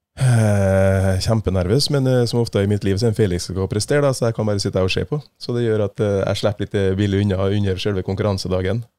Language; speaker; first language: Norwegian; native; Norwegian